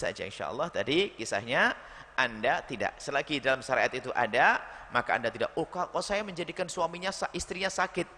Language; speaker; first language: Indonesian; native; Indonesian